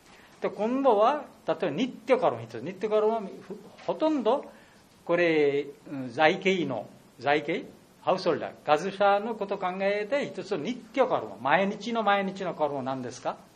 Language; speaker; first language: Japanese; non-native, learner; Bangla